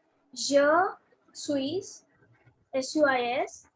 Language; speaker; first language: French; non-native, learner; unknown